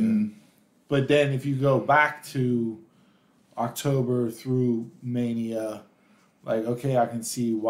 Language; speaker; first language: English; native; English